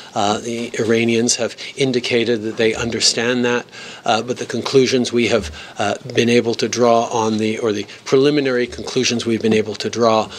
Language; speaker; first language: English; early bilingual, other home language; French